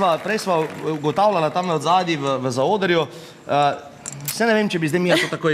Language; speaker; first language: Slovenian; native; Slovenian